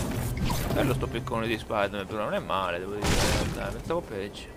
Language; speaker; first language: Italian; native; Italian